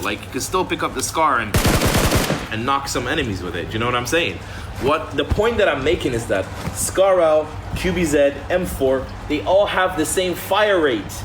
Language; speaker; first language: English; native; English